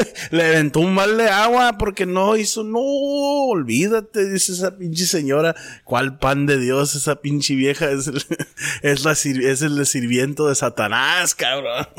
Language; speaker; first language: Spanish; early bilingual, heritage; Spanish